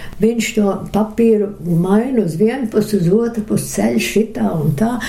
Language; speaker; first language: Latvian; early bilingual, other home language; Russian